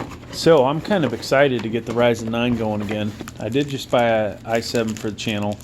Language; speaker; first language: English; native; English